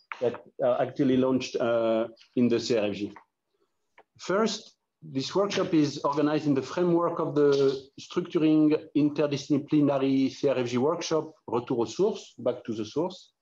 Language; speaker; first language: English; non-native, fluent; French